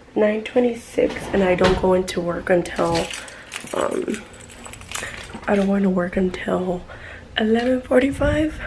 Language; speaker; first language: English; early bilingual, other home language; Spanish